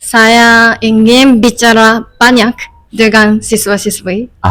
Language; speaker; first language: Indonesian; non-native, learner; Japanese